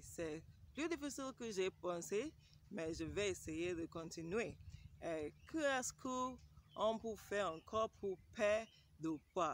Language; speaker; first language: French; non-native, learner; English